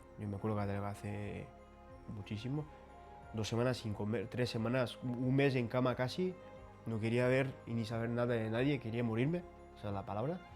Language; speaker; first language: Spanish; early bilingual, other home language; Portuguese